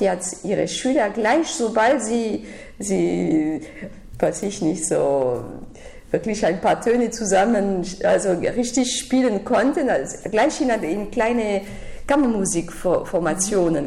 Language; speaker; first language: German; non-native, fluent; French